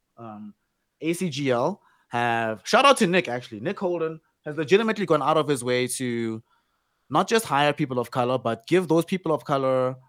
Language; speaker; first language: English; non-native, local second language; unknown